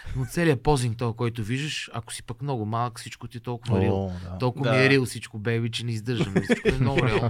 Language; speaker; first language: Bulgarian; native; Bulgarian